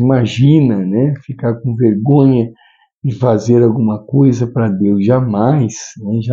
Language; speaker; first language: Portuguese; native; Portuguese